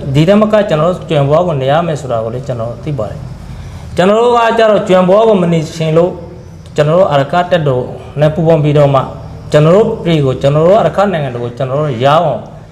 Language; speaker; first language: Burmese; non-native, local second language; Rohingya